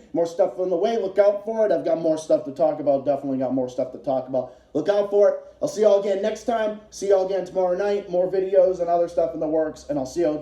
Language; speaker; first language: English; native; English